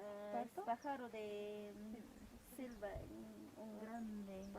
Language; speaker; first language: Spanish; non-native, local second language; Quechua